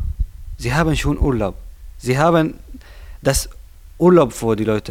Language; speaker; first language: German; non-native, learner; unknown